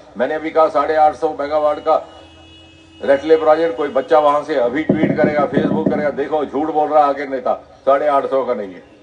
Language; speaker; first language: Hindi; non-native, local second language; Dogri